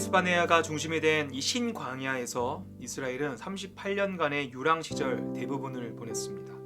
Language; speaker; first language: Korean; native; Korean